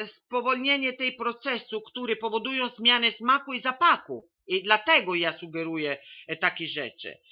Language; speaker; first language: Polish; non-native, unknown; Italian